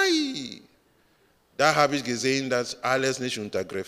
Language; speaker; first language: German; non-native, learner; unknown